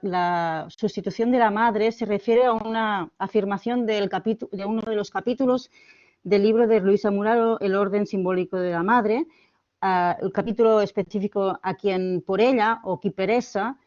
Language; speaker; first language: Spanish; native; Spanish